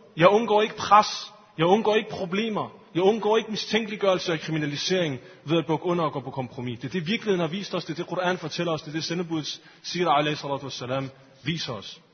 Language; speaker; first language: Danish; early bilingual, other home language; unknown